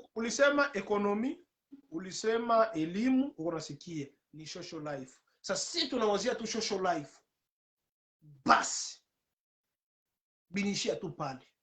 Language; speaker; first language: Swahili; native; Swahili